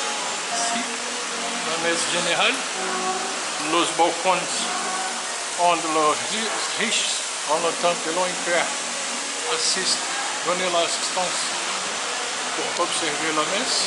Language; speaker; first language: French; non-native, learner; Portuguese